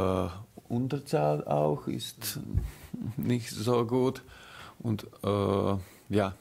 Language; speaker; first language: German; non-native, learner; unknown